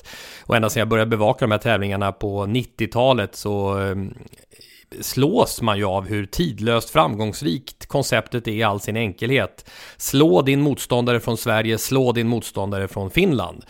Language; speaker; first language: Swedish; native; Swedish